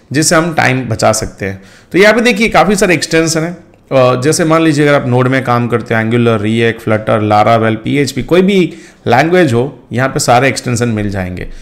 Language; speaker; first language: Hindi; non-native, local second language; Gujarati